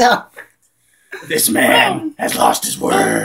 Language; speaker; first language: English; native; English